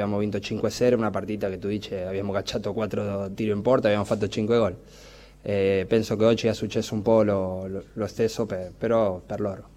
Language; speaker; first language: Italian; non-native, fluent; Spanish